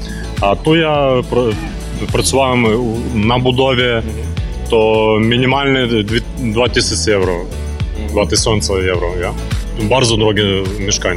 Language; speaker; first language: Polish; non-native, learner; Ukrainian